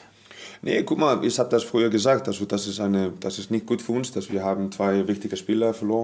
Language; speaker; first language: German; non-native, fluent; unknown